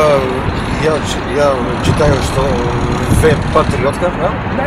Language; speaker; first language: Russian; non-native, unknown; Dutch